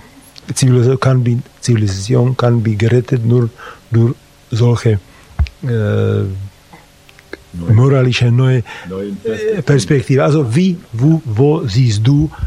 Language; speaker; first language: German; non-native, fluent; Slovak